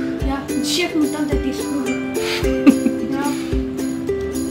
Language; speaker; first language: Dutch; early bilingual, other home language; Urdu